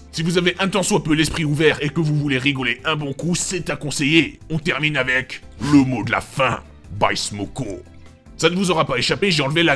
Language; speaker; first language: French; native; French